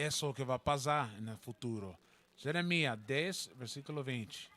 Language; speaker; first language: Portuguese; non-native, learner; Spanish